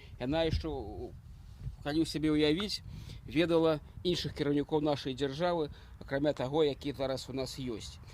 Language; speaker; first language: Belarusian; native; Belarusian